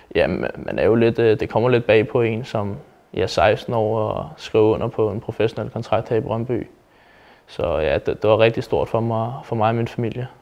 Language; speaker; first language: Danish; native; Danish